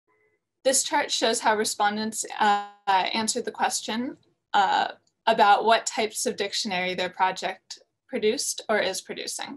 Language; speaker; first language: English; native; English